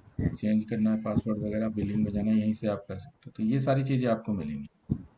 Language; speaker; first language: Hindi; native; Hindi